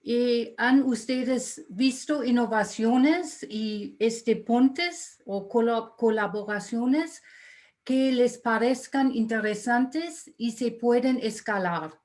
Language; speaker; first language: Spanish; non-native, fluent; German